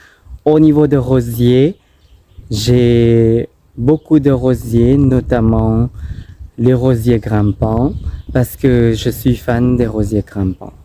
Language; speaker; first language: French; non-native, fluent; Thai